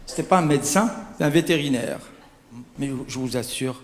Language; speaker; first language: French; non-native, local second language; Arabic